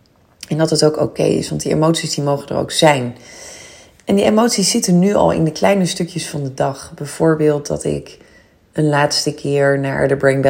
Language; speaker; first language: Dutch; native; Dutch